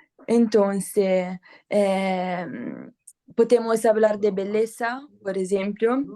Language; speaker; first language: Spanish; non-native, learner; Italian